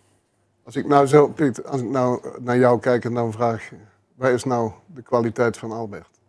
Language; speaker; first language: Dutch; native; Dutch